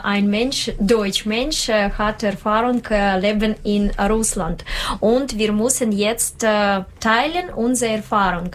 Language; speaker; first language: German; non-native, learner; Russian